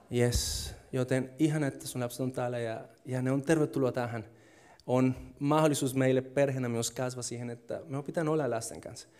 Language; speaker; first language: Finnish; non-native, fluent; Spanish